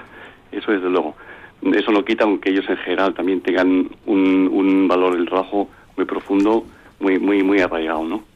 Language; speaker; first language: Spanish; native; Spanish